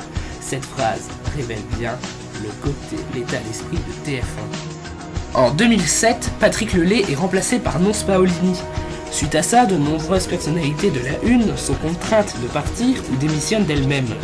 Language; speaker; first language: French; native; French